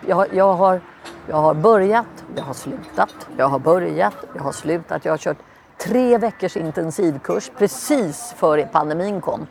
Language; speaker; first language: Swedish; native; Swedish